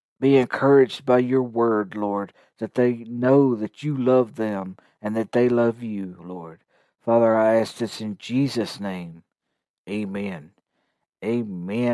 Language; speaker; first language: English; native; English